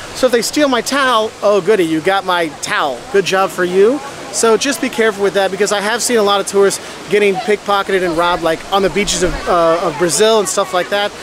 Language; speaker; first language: English; native; English